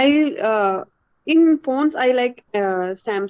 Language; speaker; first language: English; non-native, learner; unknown